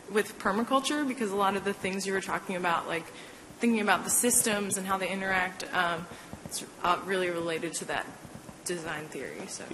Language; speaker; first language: English; native; English